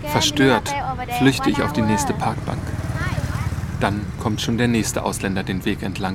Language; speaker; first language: German; native; German